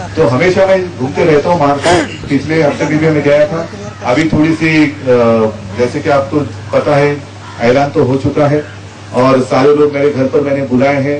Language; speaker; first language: Hindi; non-native, local second language; Marathi